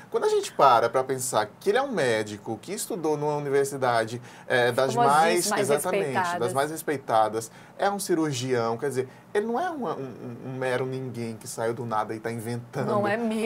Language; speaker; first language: Portuguese; native; Portuguese